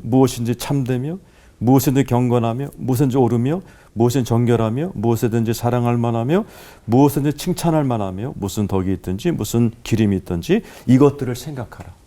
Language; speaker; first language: Korean; native; Korean